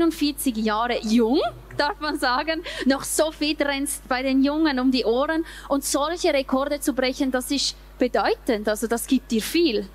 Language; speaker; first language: German; native; German